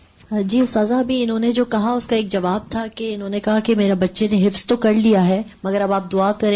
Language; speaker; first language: Urdu; native; Urdu